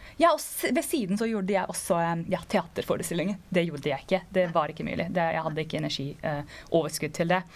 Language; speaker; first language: Norwegian; non-native, fluent; English